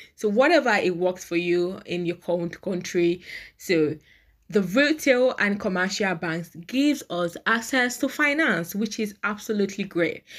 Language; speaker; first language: English; non-native, local second language; Yoruba